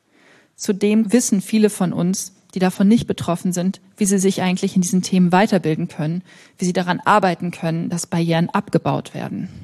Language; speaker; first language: German; native; German